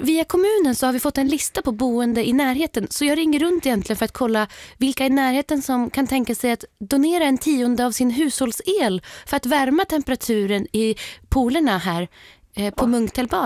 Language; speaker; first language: Swedish; native; Swedish